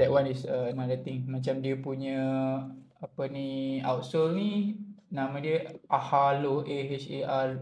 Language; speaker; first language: English; non-native, local second language; Malay